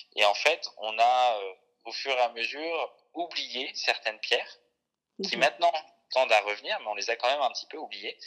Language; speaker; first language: French; native; French